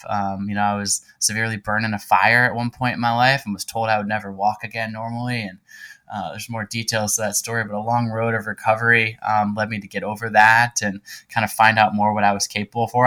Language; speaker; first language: English; native; English